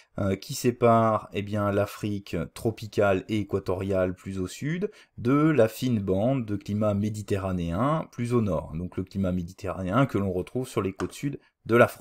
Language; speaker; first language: French; native; French